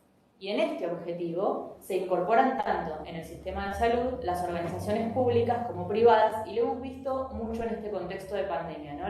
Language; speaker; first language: Spanish; native; Spanish